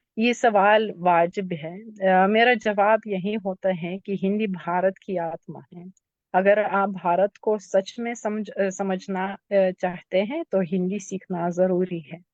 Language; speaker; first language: Hindi; non-native, fluent; Lithuanian